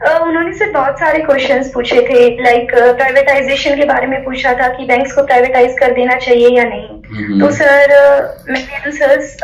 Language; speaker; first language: Hindi; native; Hindi